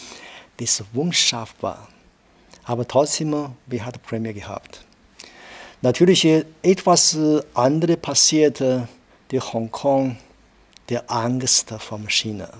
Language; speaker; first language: German; non-native, learner; Chinese